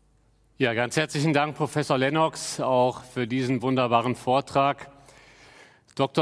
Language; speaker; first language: German; native; German